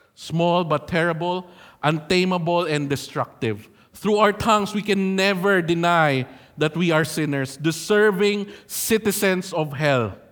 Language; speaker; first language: English; non-native, local second language; Filipino